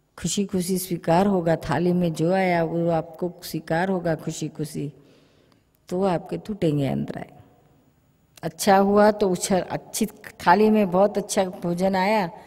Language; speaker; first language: Hindi; non-native, local second language; Gujarati